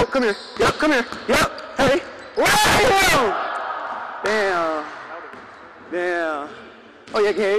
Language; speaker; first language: English; native; English